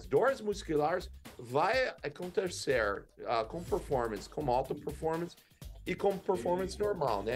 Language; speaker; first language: Portuguese; non-native, learner; English